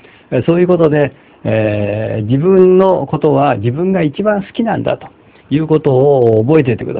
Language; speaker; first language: Japanese; native; Japanese